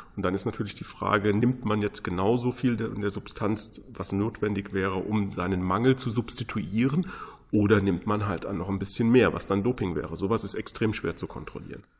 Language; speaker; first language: German; native; German